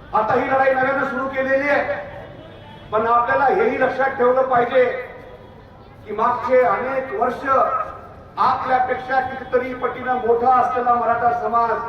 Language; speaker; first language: Marathi; non-native, local second language; Lambadi